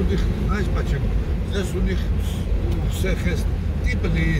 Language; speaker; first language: Russian; non-native, local second language; Georgian